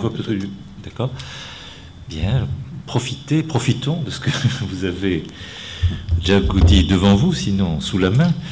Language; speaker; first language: French; native; French